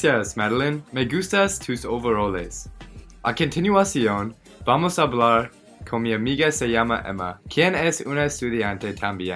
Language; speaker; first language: Spanish; non-native, learner; English